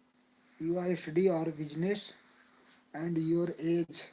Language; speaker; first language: English; non-native, learner; Hindi